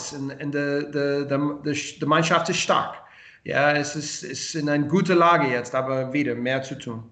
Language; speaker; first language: German; non-native, learner; English